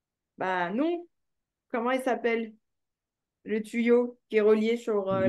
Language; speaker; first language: French; native; French